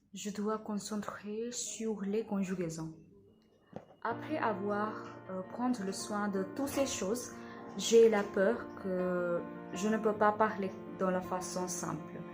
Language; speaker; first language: French; non-native, learner; Hindi